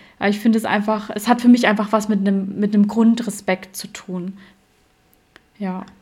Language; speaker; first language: German; native; German